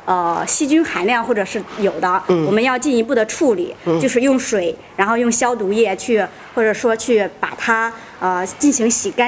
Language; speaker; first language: Chinese; native; Chinese